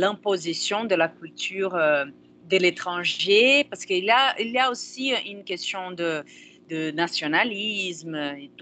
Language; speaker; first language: French; non-native, fluent; Portuguese